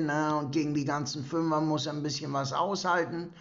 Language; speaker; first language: German; native; German